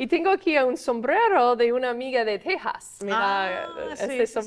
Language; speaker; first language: Spanish; non-native, fluent; English